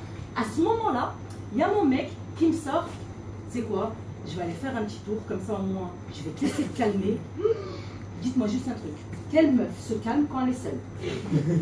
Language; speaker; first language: French; native; French